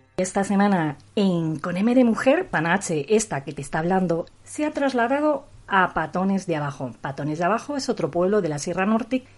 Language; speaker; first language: Spanish; native; Spanish